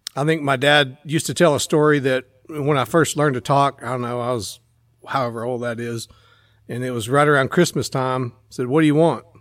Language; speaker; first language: English; native; English